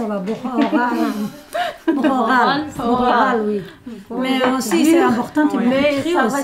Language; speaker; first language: French; non-native, learner; Somali